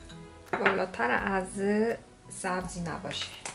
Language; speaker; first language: Persian; non-native, learner; Korean